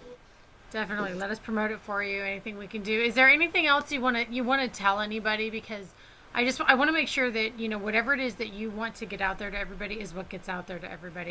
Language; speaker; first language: English; native; English